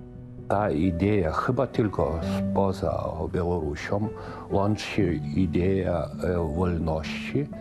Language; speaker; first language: Polish; non-native, fluent; Lithuanian